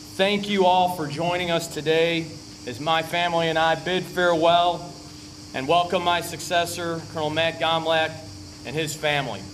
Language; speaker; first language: English; native; English